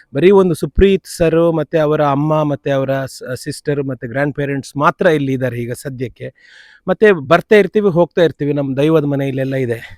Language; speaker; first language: Kannada; non-native, local second language; Tulu